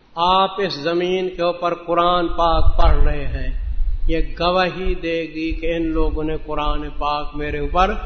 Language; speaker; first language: Urdu; native; Urdu